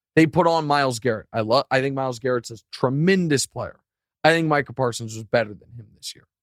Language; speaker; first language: English; native; English